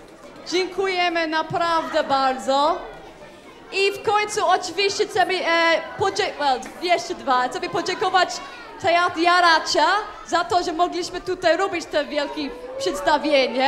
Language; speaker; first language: Polish; non-native, learner; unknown